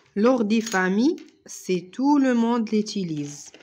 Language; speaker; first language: French; non-native, local second language; Arabic